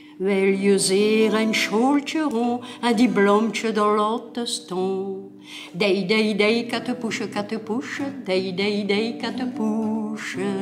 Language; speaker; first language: Dutch; non-native, local second language; French